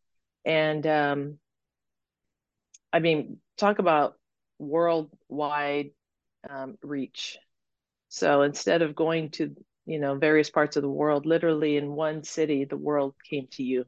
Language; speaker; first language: English; native; English